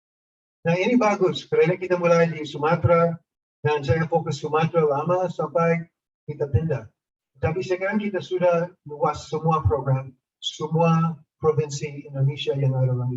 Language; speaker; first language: Indonesian; non-native, fluent; English